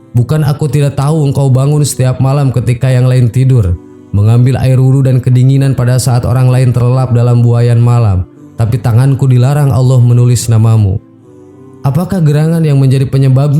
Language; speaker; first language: Indonesian; native; Indonesian